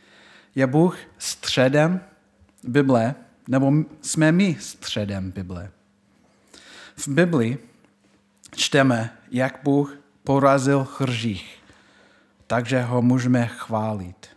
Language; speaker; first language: Czech; non-native, fluent; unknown